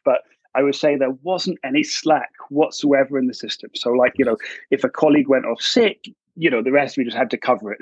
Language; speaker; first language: English; native; English